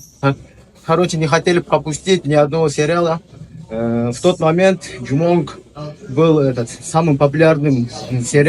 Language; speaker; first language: Russian; non-native, local second language; Kyrgyz